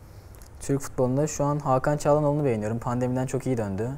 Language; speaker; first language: Turkish; native; Turkish